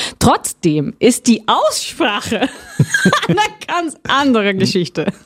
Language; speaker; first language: German; non-native, fluent; Portuguese